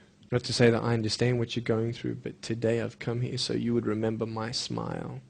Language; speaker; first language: English; native; English